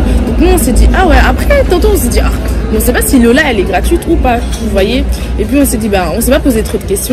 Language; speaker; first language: French; native; French